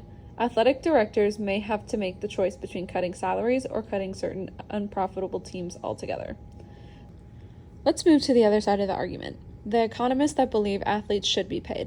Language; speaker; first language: English; native; English